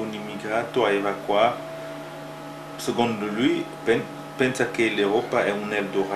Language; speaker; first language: Italian; non-native, fluent; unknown